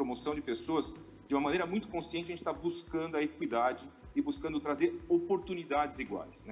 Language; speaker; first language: Portuguese; native; Portuguese